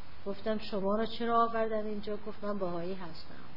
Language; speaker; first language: Persian; native; Persian